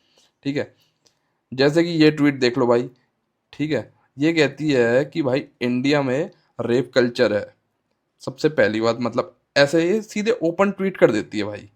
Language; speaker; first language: Hindi; native; Hindi